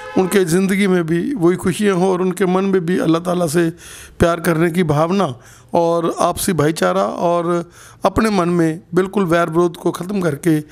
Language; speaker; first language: Hindi; non-native, local second language; Punjabi